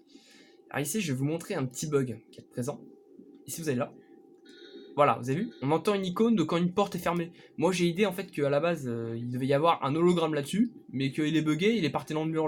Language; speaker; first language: French; native; French